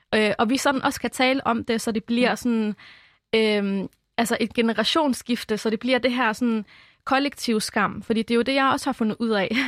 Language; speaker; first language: Danish; early bilingual, other home language; Arabic